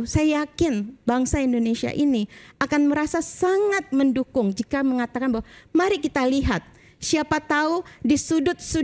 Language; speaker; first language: Indonesian; native; Indonesian